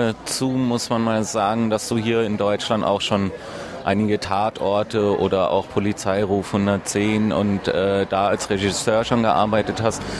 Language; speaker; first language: German; native; German